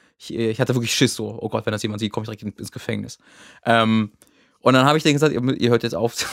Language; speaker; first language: German; native; German